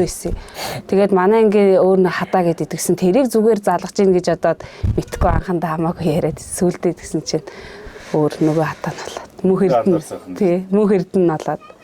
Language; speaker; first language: Mongolian; native; Mongolian